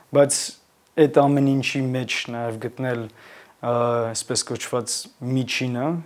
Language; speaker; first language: Armenian; native; Armenian